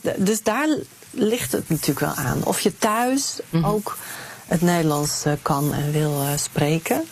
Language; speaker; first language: Dutch; native; Dutch